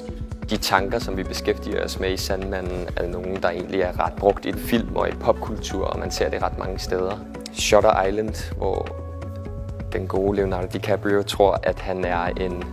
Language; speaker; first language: Danish; native; Danish